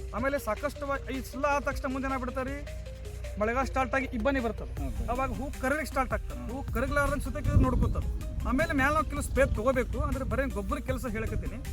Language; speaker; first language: Kannada; native; Kannada